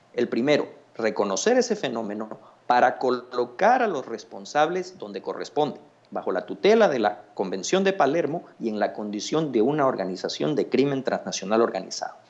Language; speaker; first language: Spanish; native; Spanish